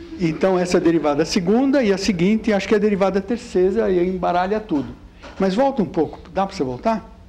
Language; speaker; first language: Portuguese; early bilingual, other home language; Italian